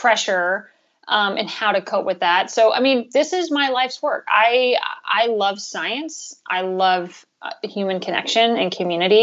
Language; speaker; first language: English; native; English